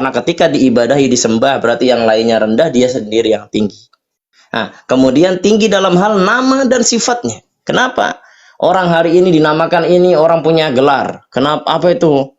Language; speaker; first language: Indonesian; native; Indonesian